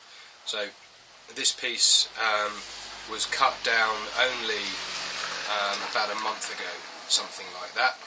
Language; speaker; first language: English; native; English